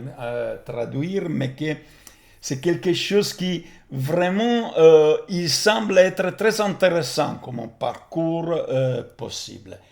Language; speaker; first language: French; non-native, fluent; Italian